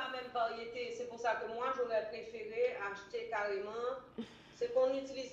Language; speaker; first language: French; native; French